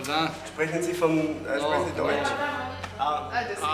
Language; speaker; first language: German; native; German